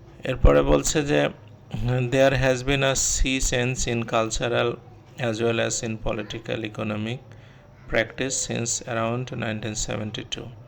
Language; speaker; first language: English; non-native, local second language; Bangla